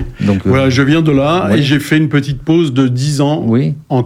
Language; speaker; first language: French; native; French